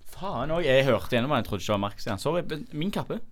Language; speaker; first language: Norwegian; native; Norwegian